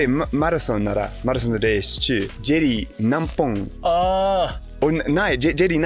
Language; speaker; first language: Japanese; non-native, learner; English